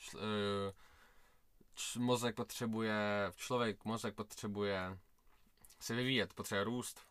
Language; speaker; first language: Czech; early bilingual, other home language; Russian